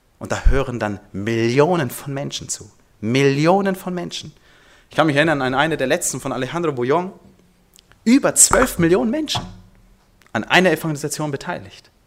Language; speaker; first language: German; early bilingual, heritage; German